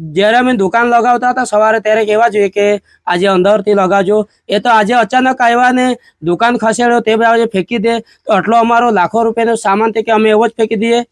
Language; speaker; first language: Gujarati; non-native, local second language; Bhili